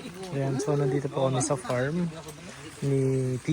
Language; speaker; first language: Filipino; non-native, local second language; Cebuano